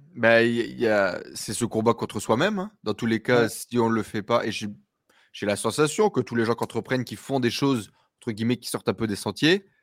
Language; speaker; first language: French; native; French